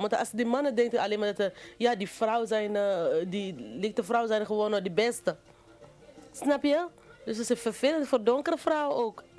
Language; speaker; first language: Dutch; non-native, fluent; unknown